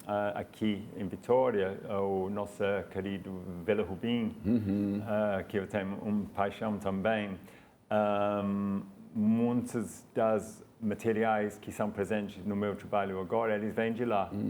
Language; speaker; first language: Portuguese; non-native, fluent; English